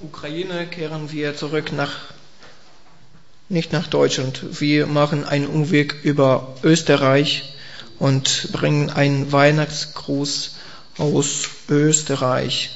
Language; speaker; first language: German; non-native, learner; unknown